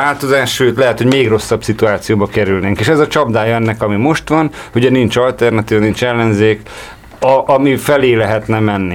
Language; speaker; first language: Hungarian; native; Hungarian